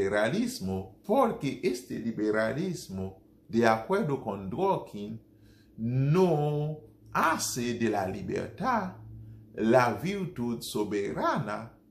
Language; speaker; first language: Spanish; non-native, fluent; Haitian Creole